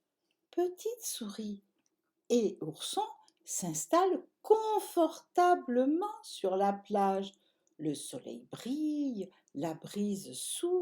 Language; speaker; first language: French; native; French